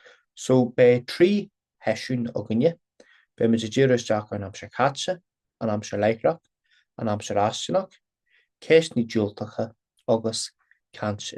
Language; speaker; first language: Irish; non-native, local second language; English